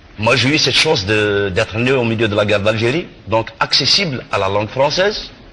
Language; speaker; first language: French; non-native, local second language; Kabyle